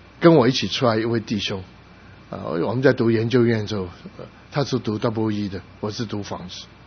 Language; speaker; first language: Chinese; non-native, local second language; Cantonese